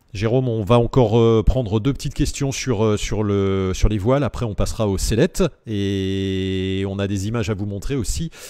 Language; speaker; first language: French; native; French